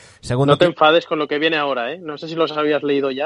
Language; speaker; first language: Spanish; native; Spanish